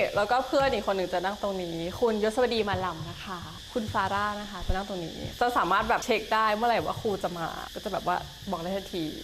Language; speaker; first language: Thai; native; Thai